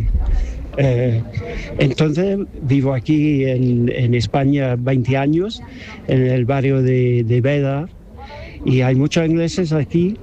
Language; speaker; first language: Spanish; non-native, learner; English